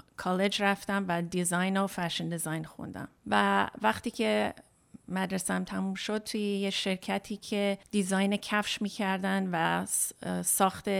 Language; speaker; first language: Persian; early bilingual, heritage; Persian